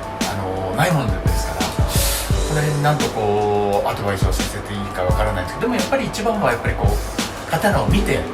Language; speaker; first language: Japanese; native; Japanese